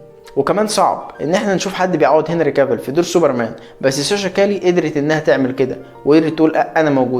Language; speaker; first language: Arabic; native; Arabic